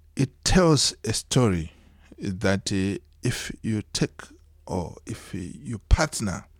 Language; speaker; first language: English; non-native, local second language; Shona